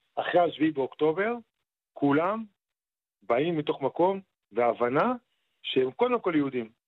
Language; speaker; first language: Hebrew; native; Hebrew